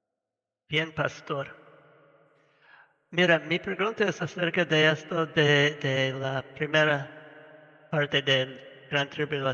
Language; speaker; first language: Spanish; non-native, learner; English